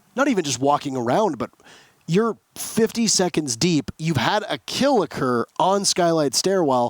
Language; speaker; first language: English; native; English